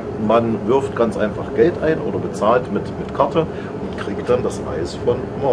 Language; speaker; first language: German; native; German